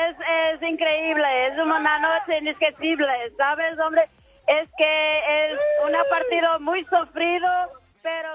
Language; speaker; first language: Spanish; non-native, fluent; Portuguese